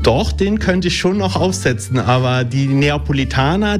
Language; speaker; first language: German; early bilingual, other home language; Italian